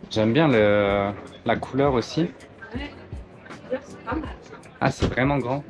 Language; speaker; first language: French; native; French